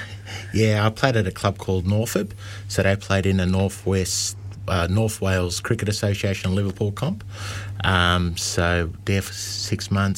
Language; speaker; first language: English; native; English